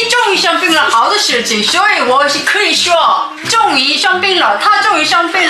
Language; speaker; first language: Chinese; non-native, learner; Korean